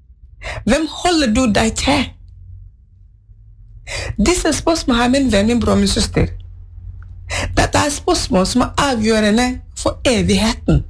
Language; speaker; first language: Norwegian; non-native, learner; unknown